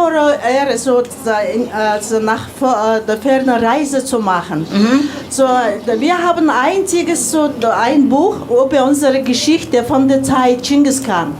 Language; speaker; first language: German; non-native, learner; Mongolian